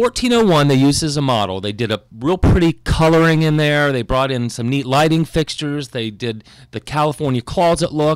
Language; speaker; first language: English; native; English